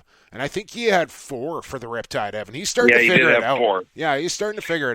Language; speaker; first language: English; native; English